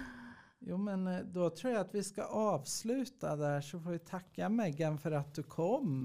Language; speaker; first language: Swedish; native; Swedish